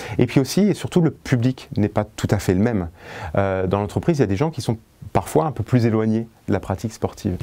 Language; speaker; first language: French; native; French